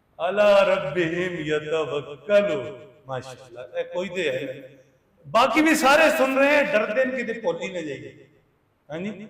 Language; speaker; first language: Urdu; non-native, local second language; Punjabi